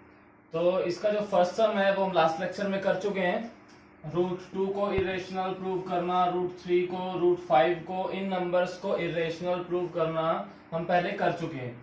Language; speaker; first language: Hindi; native; Hindi